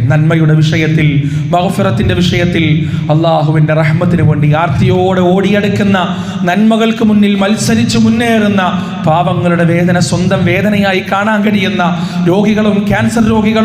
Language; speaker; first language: Malayalam; native; Malayalam